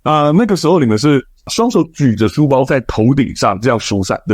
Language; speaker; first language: Chinese; native; Chinese